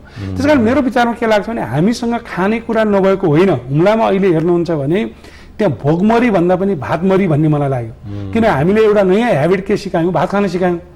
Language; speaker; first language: Nepali; native; Nepali